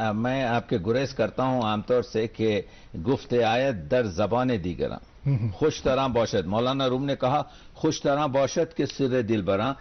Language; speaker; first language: Urdu; native; Urdu